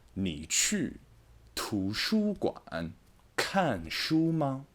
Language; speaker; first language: Chinese; non-native, fluent; English